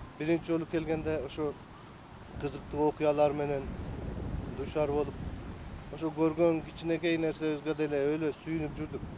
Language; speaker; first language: Kyrgyz; early bilingual, heritage; Kyrgyz